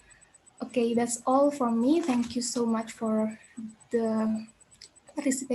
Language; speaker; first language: English; non-native, learner; Indonesian